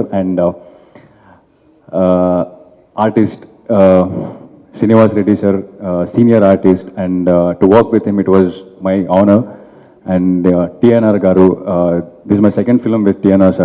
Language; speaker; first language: Telugu; non-native, fluent; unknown